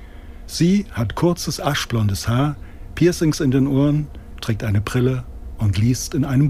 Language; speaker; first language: German; native; German